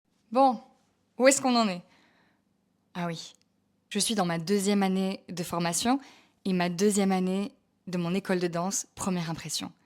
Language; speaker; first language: French; native; French